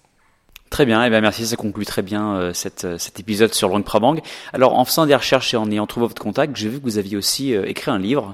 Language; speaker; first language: French; native; French